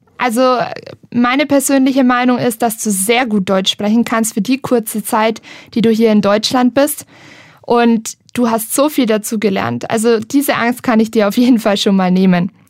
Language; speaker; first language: German; native; German